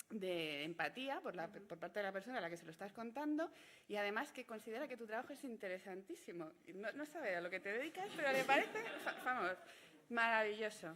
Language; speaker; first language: Spanish; native; Spanish